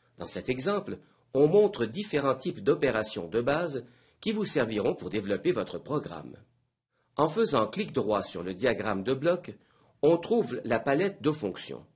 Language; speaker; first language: French; native; French